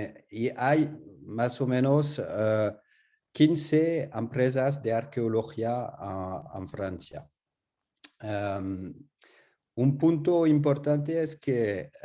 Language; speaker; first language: Spanish; non-native, learner; French